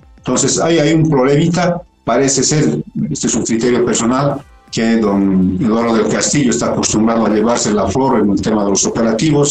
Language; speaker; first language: Spanish; native; Spanish